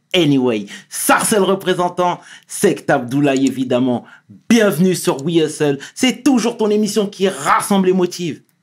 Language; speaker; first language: French; native; French